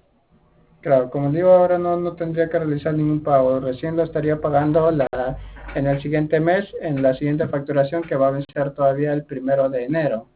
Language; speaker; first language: Spanish; native; Spanish